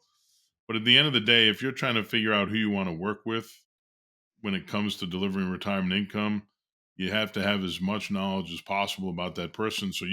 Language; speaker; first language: English; native; English